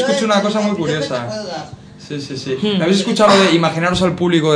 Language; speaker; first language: Spanish; native; Spanish